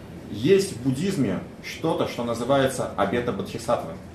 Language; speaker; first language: Russian; native; Russian